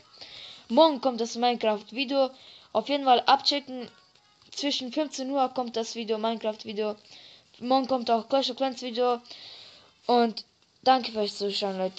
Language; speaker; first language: German; early bilingual, other home language; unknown